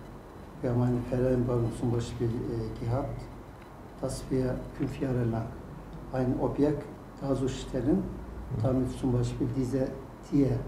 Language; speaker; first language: German; non-native, learner; Turkish